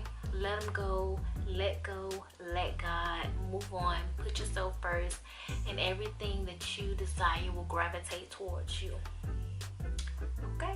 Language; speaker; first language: English; native; English